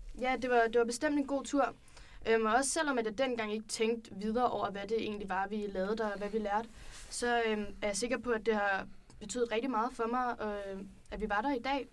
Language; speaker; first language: Danish; native; Danish